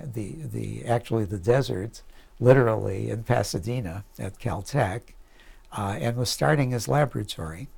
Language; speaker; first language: English; native; English